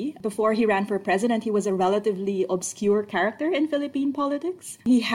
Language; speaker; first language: English; non-native, local second language; Filipino